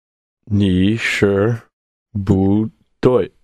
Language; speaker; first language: Chinese; non-native, learner; English